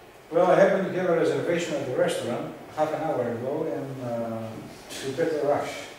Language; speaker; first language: English; non-native, fluent; Greek